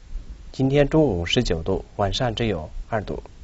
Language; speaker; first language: Chinese; non-native, local second language; Tibetan